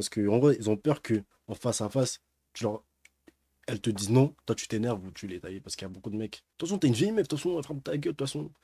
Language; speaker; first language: French; native; French